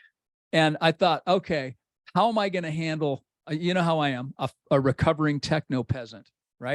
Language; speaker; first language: English; native; English